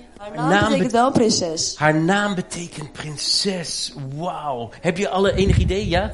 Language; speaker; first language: Dutch; native; Dutch